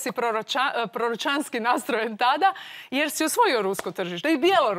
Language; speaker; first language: Croatian; native; Croatian